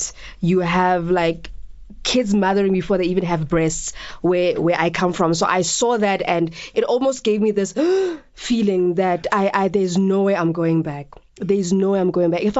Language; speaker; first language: English; non-native, local second language; Tswana